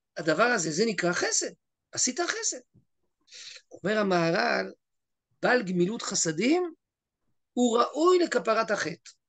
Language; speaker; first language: Hebrew; native; Hebrew